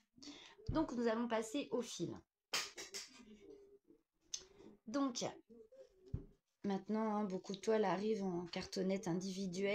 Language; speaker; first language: French; native; French